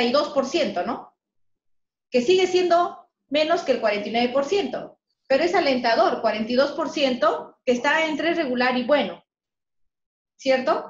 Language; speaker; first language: Spanish; native; Spanish